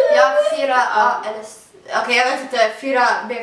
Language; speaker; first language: Swedish; early bilingual, other home language; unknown